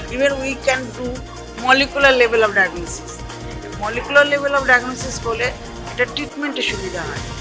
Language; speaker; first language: Bangla; native; Bangla